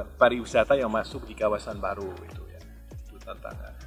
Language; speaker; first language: Indonesian; non-native, fluent; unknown